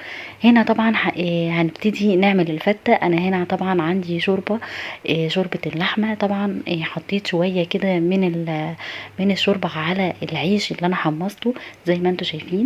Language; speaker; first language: Arabic; native; Arabic